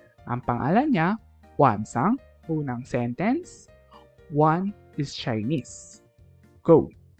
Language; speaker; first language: English; non-native, local second language; Filipino